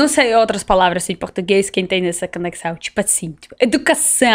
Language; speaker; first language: Portuguese; non-native, learner; Russian